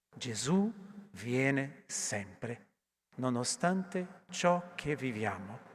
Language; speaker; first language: Italian; non-native, learner; Portuguese